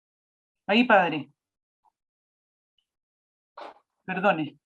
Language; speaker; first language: Spanish; native; Spanish